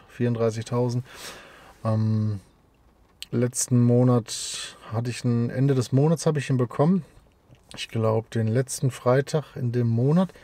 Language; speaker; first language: German; native; German